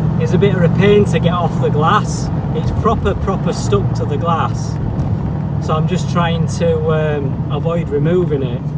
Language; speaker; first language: English; native; English